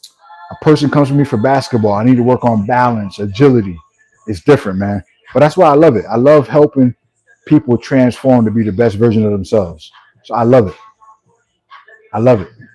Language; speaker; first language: English; native; English